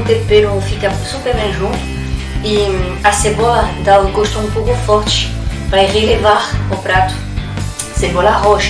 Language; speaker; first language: Portuguese; non-native, learner; French